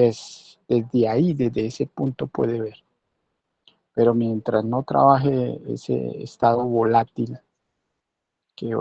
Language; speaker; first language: Spanish; native; Spanish